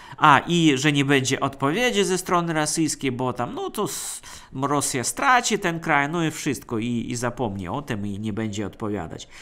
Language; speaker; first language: Polish; non-native, fluent; Russian